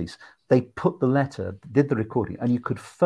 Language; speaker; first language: English; native; English